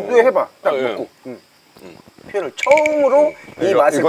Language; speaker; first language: Korean; native; Korean